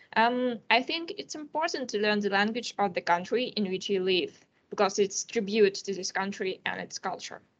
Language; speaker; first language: English; non-native, learner; Russian